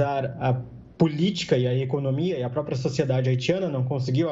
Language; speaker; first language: Portuguese; native; Portuguese